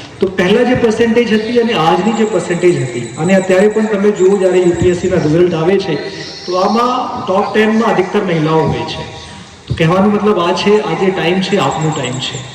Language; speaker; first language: Gujarati; non-native, local second language; Hindi